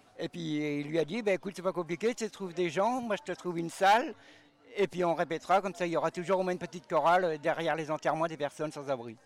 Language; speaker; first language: French; native; French